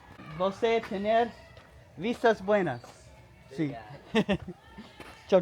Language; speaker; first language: Portuguese; non-native, learner; English